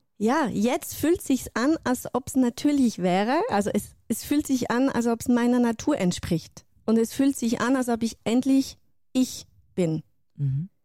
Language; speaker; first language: German; non-native, fluent; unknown